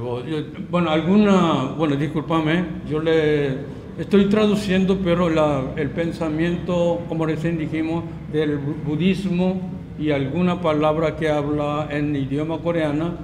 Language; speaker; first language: Spanish; non-native, learner; Korean